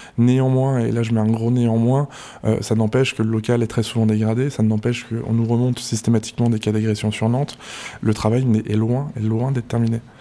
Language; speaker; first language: French; native; French